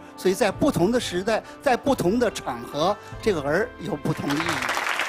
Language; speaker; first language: Chinese; native; Chinese